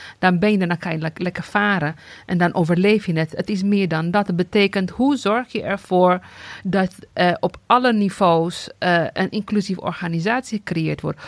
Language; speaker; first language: Dutch; non-native, fluent; Tigrinya